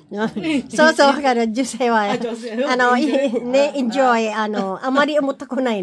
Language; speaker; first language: Japanese; non-native, learner; Filipino